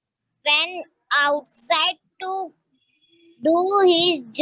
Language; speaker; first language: English; non-native, learner; Hindi